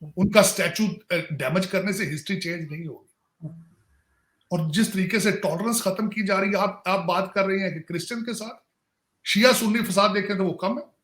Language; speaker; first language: Urdu; non-native, local second language; Punjabi